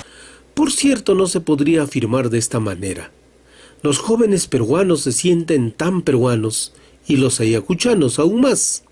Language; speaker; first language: Spanish; native; Spanish